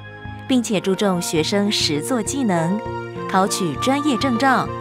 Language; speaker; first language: Chinese; native; Chinese